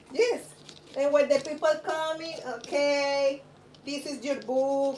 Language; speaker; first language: English; non-native, learner; Spanish